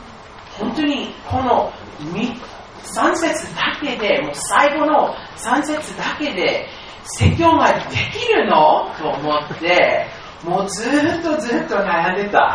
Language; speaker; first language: Japanese; non-native, fluent; English